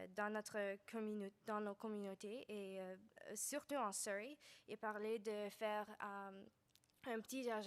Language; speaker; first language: French; non-native, learner; English